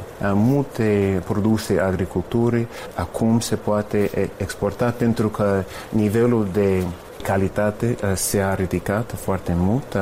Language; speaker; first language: Romanian; non-native, fluent; English